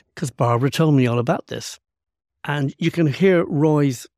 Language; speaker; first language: English; native; English